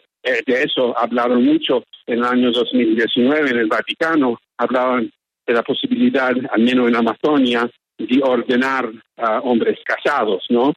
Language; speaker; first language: Spanish; early bilingual, heritage; English